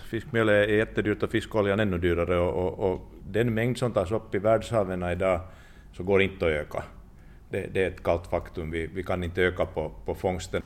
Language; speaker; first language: Swedish; non-native, fluent; Finnish